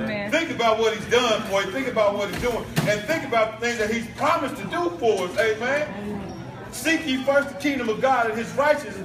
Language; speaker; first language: English; native; English